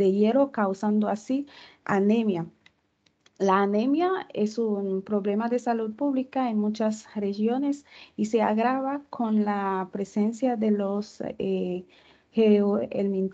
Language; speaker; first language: Spanish; non-native, fluent; Haitian Creole